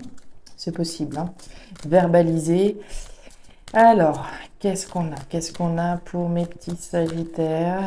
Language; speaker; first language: French; native; French